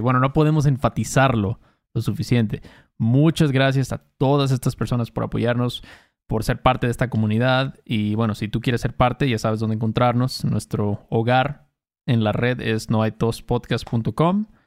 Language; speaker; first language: Spanish; native; Spanish